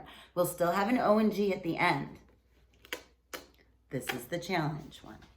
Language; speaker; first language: English; native; English